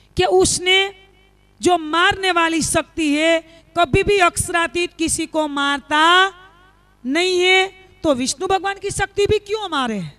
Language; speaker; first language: Hindi; non-native, local second language; Gujarati